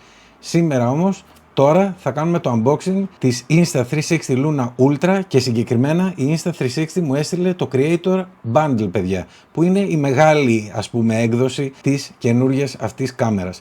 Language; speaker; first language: Greek; native; Greek